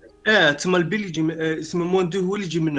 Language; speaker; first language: Arabic; native; Arabic